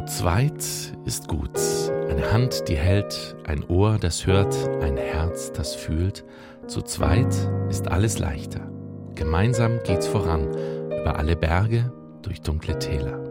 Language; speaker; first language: German; native; German